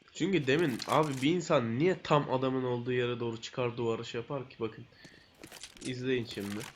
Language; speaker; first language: Turkish; native; Turkish